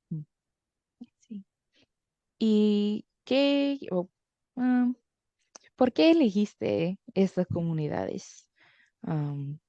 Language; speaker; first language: Spanish; early bilingual, heritage; English